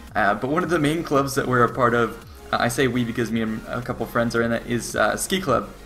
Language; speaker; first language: English; native; English